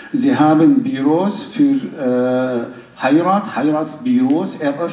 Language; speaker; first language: German; non-native, fluent; Arabic